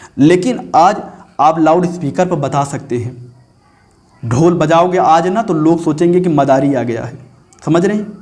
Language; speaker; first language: Urdu; native; Urdu